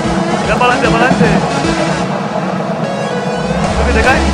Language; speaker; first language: Spanish; native; Spanish